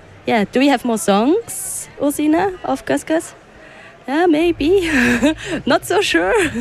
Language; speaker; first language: English; non-native, fluent; German